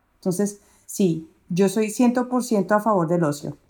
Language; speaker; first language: Spanish; native; Spanish